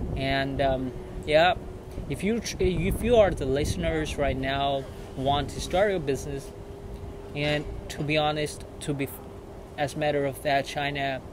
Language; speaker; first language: English; non-native, fluent; Chinese